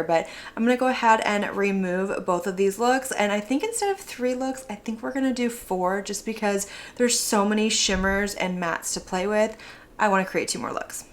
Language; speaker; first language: English; native; English